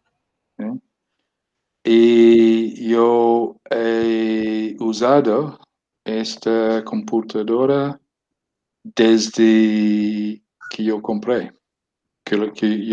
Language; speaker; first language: Spanish; non-native, learner; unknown